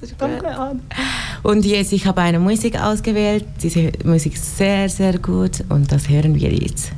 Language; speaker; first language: German; non-native, learner; Tamil